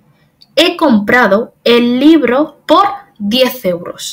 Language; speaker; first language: Spanish; non-native, fluent; Bangla